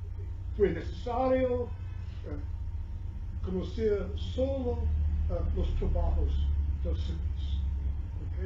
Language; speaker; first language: Spanish; non-native, learner; English